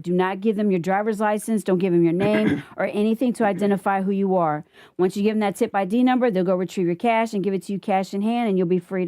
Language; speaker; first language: English; native; English